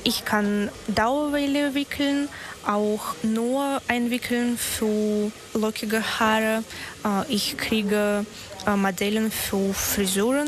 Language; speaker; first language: German; non-native, learner; Russian